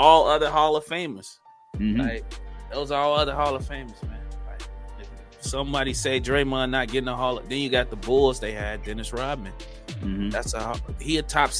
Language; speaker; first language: English; native; English